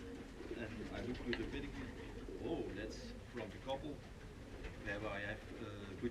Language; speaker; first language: English; non-native, learner; Dutch